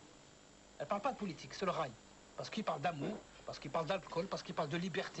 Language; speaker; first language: French; non-native, local second language; Arabic